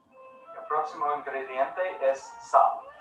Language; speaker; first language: Spanish; non-native, learner; English